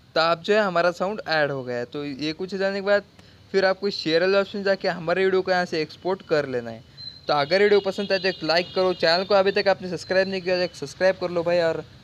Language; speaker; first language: Hindi; non-native, local second language; Marathi